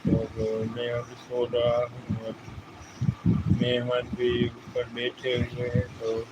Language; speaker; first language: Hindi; non-native, local second language; Gujarati